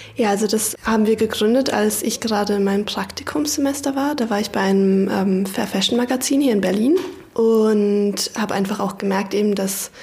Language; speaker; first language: German; native; German